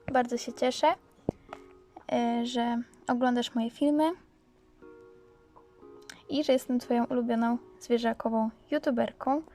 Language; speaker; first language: Polish; native; Polish